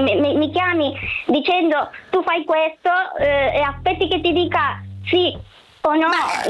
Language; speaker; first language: Italian; non-native, fluent; Spanish